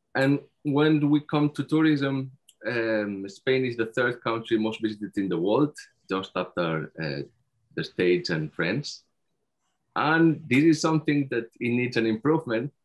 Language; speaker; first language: English; non-native, fluent; Spanish